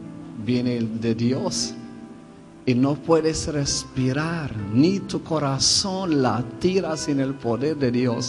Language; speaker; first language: Spanish; non-native, fluent; Hebrew